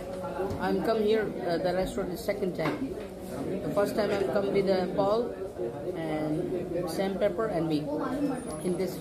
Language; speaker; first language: English; non-native, learner; Hindi